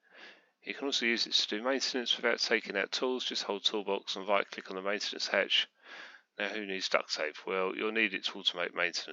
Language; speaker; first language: English; native; English